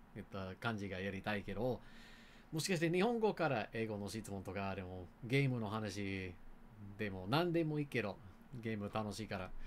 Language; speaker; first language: Japanese; non-native, learner; English